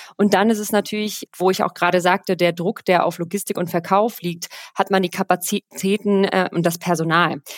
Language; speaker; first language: German; native; German